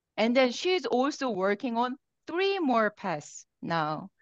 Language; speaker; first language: English; non-native, fluent; Korean